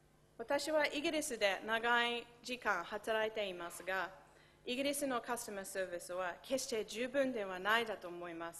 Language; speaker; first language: Japanese; non-native, fluent; English